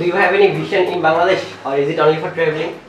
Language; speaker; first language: English; non-native, learner; Bangla